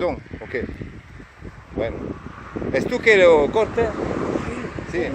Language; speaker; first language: Spanish; non-native, learner; French